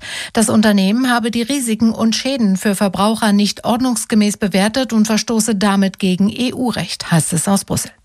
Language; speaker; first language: German; native; German